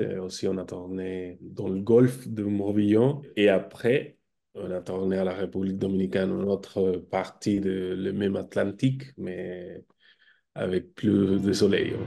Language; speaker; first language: French; non-native, fluent; Spanish